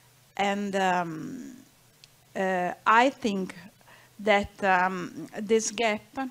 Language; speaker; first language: English; non-native, learner; Italian